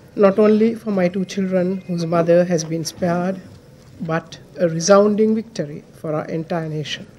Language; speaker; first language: English; non-native, local second language; Sinhala